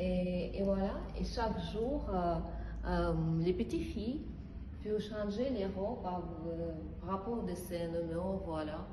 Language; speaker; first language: French; non-native, fluent; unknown